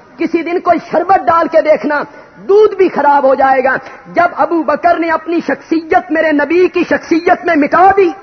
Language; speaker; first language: Urdu; non-native, local second language; Punjabi